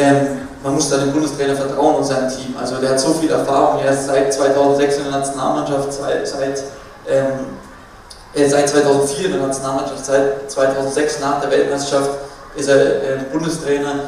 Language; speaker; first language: German; native; German